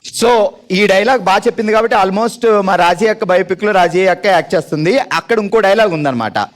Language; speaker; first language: Telugu; native; Telugu